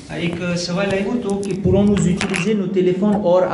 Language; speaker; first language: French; non-native, local second language; Gujarati